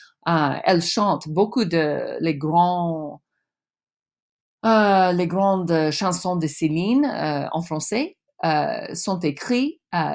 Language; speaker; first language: French; non-native, fluent; English